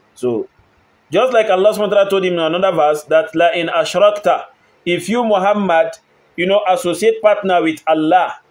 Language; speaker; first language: English; non-native, local second language; Yoruba